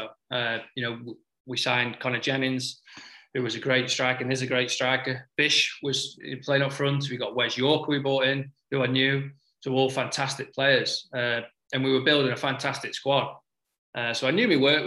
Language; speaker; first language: English; native; English